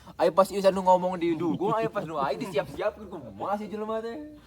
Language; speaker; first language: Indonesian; non-native, local second language; Sundanese